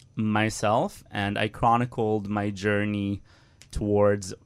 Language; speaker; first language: English; non-native, fluent; Italian